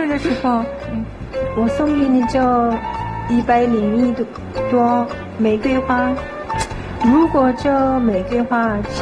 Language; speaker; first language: Chinese; non-native, fluent; English